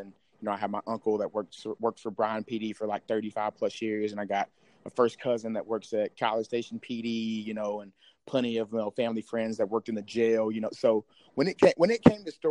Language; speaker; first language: English; native; English